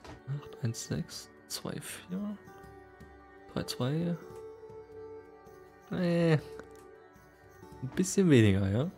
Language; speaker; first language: German; native; German